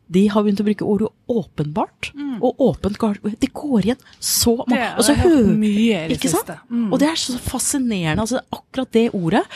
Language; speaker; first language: Norwegian; non-native, fluent; English